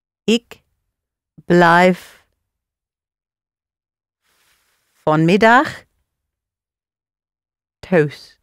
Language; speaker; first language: Dutch; non-native, learner; English